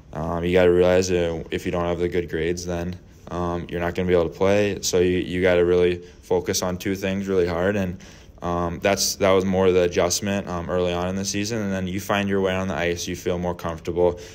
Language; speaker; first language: English; native; English